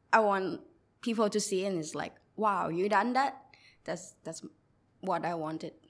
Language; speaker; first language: English; non-native, learner; Thai